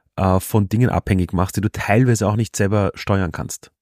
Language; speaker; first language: German; native; German